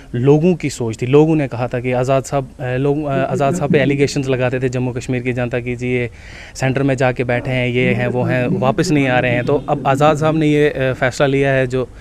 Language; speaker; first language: Hindi; native; Hindi